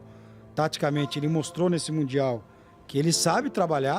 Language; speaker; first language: Portuguese; native; Portuguese